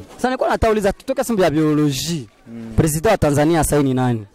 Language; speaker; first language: Swahili; native; Swahili